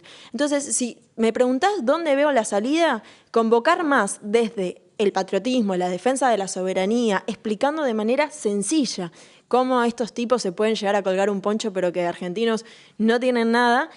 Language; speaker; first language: Spanish; native; Spanish